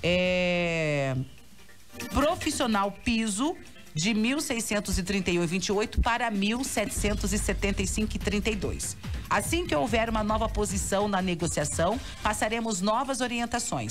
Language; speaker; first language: Portuguese; native; Portuguese